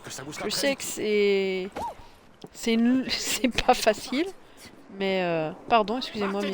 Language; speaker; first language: French; native; French